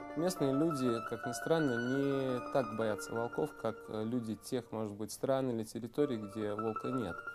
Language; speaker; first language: Russian; native; Russian